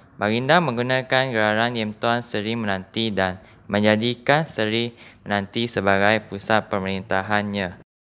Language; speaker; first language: Malay; non-native, local second language; Chinese